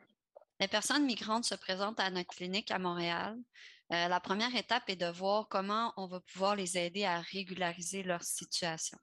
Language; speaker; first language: French; native; French